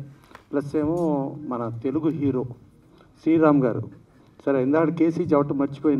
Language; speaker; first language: Telugu; native; Telugu